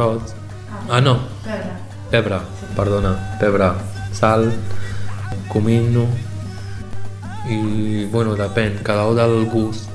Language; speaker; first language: Catalan; non-native, learner; Arabic